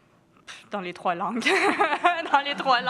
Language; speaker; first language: French; non-native, local second language; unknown